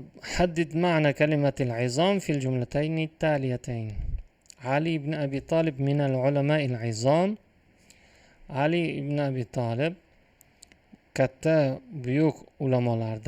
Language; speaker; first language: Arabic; non-native, fluent; Uzbek